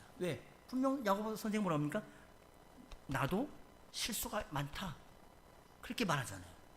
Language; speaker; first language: Korean; native; Korean